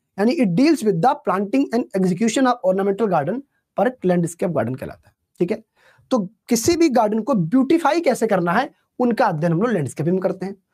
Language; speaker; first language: Hindi; native; Hindi